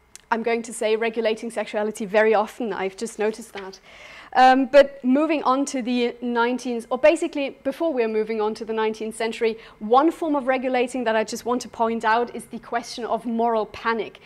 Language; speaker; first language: English; non-native, fluent; German